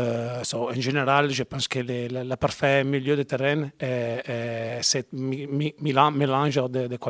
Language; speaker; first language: French; non-native, learner; Spanish